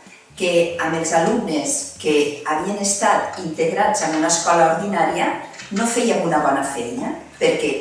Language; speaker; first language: Catalan; native; Catalan